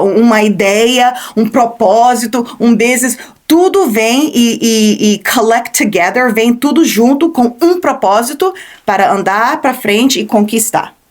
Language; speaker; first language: Portuguese; early bilingual, heritage; Portuguese